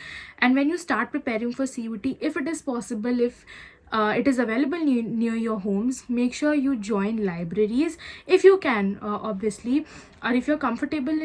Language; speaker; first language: English; non-native, local second language; Hindi